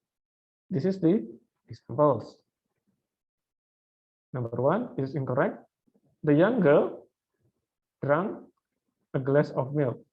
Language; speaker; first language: English; non-native, fluent; Indonesian